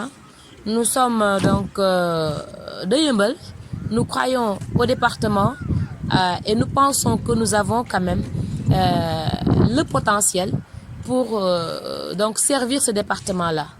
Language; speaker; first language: French; non-native, local second language; Wolof